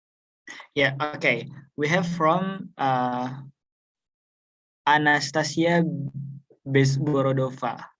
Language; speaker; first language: English; non-native, fluent; Indonesian